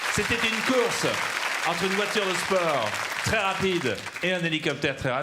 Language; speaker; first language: French; native; French